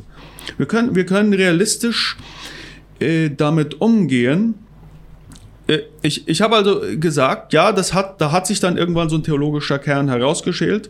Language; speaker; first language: German; non-native, local second language; Plautdietsch